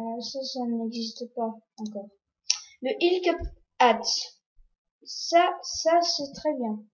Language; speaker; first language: French; non-native, learner; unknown